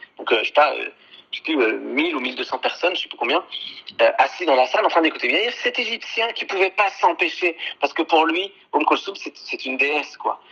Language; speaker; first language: French; early bilingual, other home language; Arabic